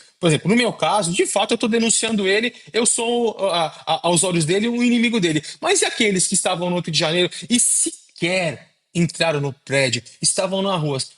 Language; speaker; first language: Portuguese; native; Portuguese